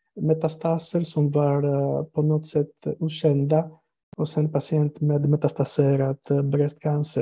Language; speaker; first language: Swedish; non-native, fluent; Greek